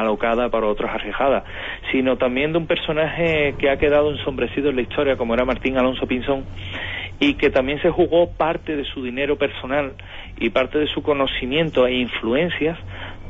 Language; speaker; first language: Spanish; native; Spanish